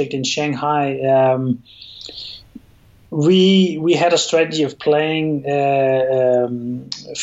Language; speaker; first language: English; non-native, fluent; Danish